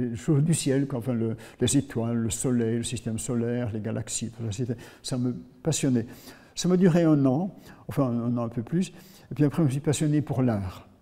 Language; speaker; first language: French; native; French